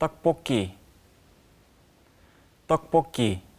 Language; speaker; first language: Korean; non-native, learner; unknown